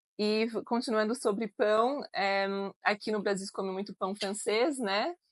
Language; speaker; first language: Portuguese; native; Portuguese